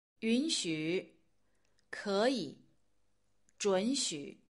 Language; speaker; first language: Chinese; non-native, learner; Russian